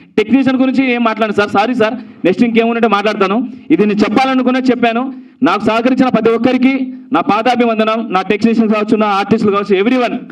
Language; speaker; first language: Telugu; native; Telugu